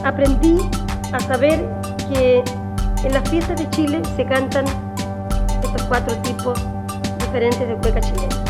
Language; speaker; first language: Spanish; native; Spanish